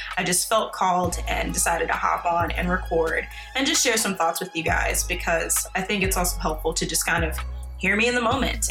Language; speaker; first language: English; native; English